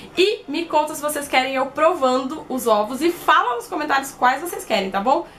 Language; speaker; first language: Portuguese; native; Portuguese